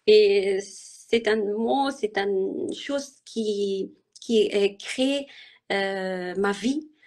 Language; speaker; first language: French; non-native, learner; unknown